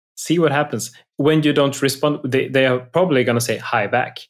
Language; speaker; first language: English; non-native, fluent; Swedish